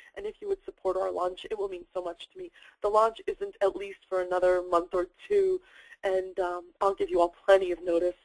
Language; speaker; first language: English; native; English